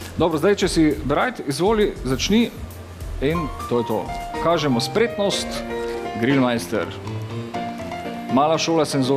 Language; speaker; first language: Slovenian; native; Slovenian